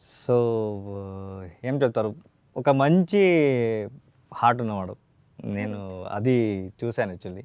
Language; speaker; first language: Telugu; non-native, learner; Kannada